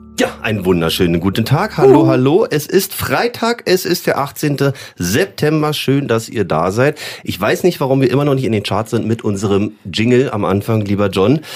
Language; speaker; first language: German; native; German